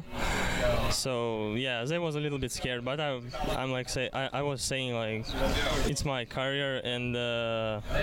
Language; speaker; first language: English; non-native, learner; Russian